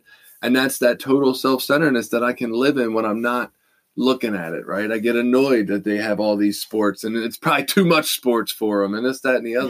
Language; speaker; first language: English; native; English